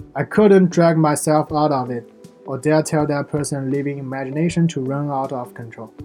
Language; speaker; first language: English; non-native, fluent; Chinese